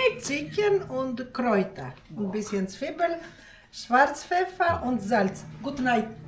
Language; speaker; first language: German; non-native, learner; Greek